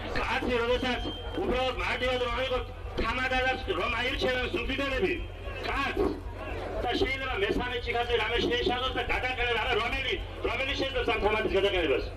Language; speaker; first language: Georgian; non-native, local second language; Mingrelian